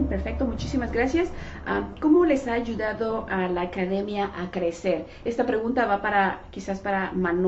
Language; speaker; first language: Spanish; native; Spanish